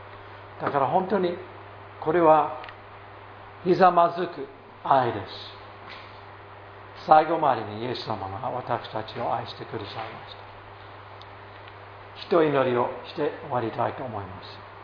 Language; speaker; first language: Japanese; non-native, fluent; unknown